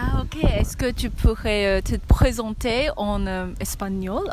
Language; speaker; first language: French; non-native, learner; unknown